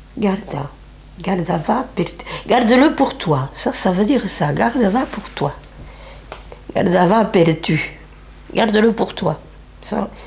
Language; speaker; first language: French; native; French